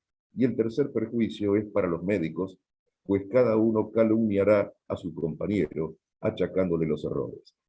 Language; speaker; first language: Spanish; native; Spanish